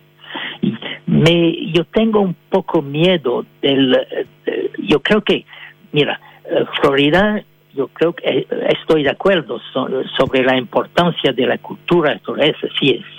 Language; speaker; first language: Spanish; non-native, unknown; French